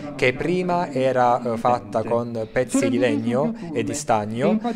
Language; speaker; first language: Italian; native; Italian